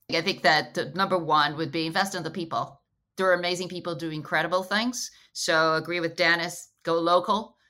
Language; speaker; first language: English; non-native, fluent; Portuguese